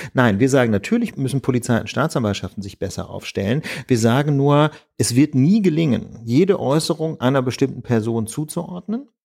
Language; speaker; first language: German; native; German